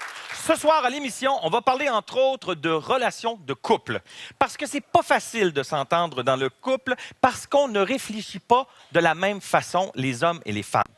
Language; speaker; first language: French; native; French